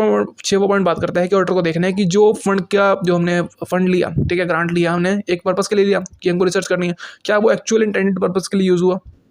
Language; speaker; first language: Hindi; native; Hindi